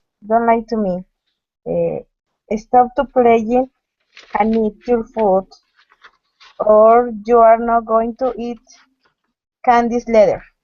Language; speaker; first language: English; non-native, learner; Spanish